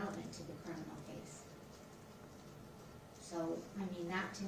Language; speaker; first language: English; native; English